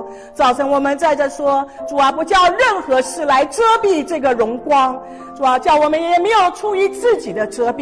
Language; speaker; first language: Chinese; native; Chinese